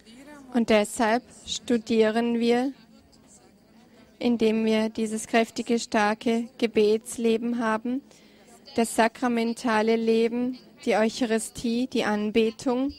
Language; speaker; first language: German; non-native, fluent; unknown